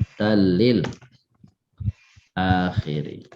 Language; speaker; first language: Arabic; non-native, fluent; Indonesian